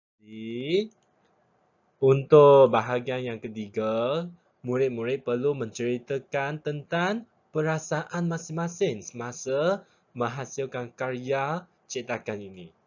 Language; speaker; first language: Malay; non-native, local second language; Chinese